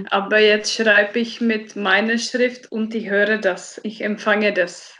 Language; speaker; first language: German; non-native, fluent; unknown